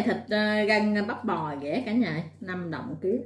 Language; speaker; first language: Vietnamese; native; Vietnamese